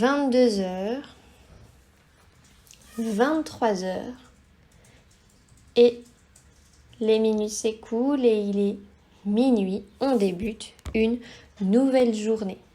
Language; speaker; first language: French; native; French